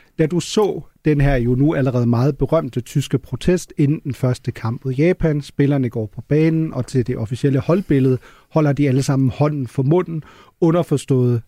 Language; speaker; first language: Danish; non-native, local second language; German